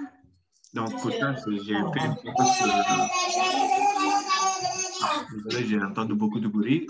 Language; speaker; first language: French; non-native, learner; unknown